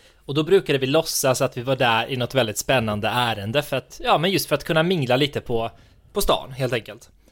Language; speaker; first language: Swedish; native; Swedish